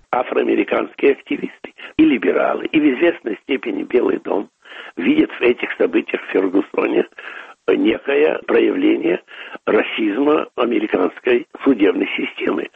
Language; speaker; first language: Russian; native; Russian